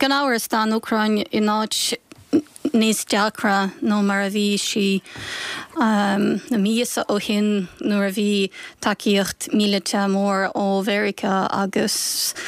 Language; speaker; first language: Irish; non-native, fluent; Ukrainian